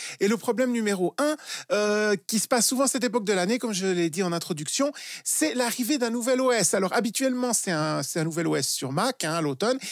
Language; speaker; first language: French; native; French